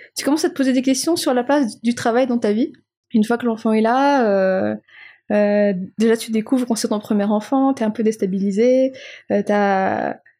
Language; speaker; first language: French; non-native, local second language; Malagasy